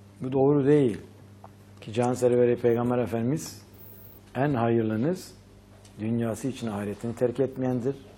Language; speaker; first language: Turkish; native; Turkish